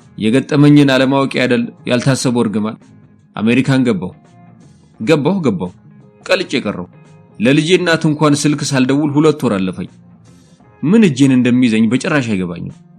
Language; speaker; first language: Amharic; native; Amharic